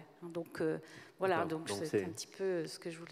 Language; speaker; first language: French; native; French